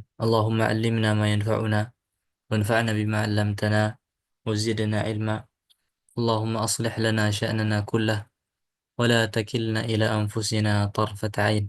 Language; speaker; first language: Arabic; non-native, fluent; Indonesian